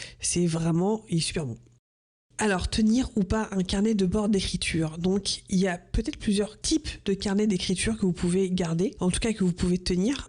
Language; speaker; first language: French; native; French